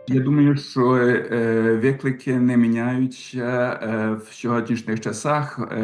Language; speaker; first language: Ukrainian; early bilingual, heritage; Ukrainian